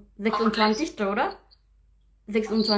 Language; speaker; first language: German; non-native, learner; Indonesian